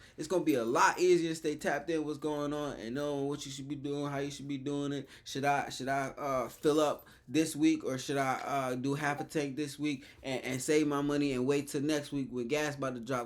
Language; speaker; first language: English; native; English